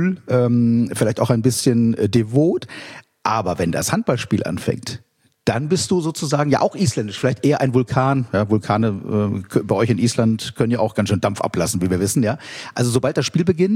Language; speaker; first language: German; native; German